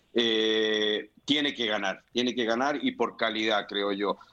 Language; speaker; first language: Spanish; native; Spanish